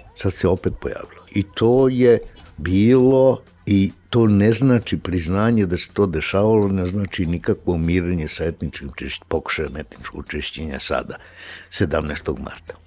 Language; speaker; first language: Serbian; native; Serbian